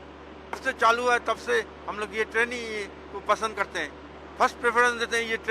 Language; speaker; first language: Hindi; non-native, learner; Bangla